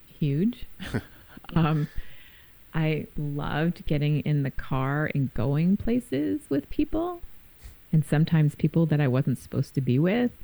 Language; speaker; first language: English; native; English